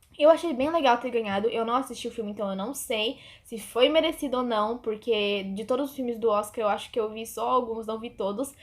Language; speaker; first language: Portuguese; native; Portuguese